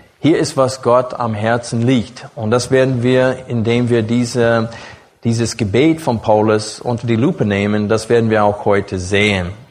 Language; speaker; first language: German; non-native, fluent; English